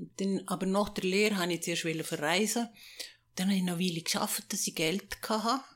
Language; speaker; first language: German; native; German